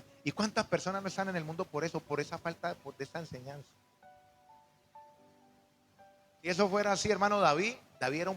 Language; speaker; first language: Spanish; native; Spanish